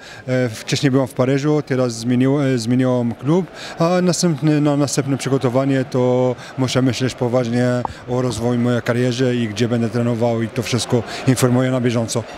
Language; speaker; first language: Polish; non-native, learner; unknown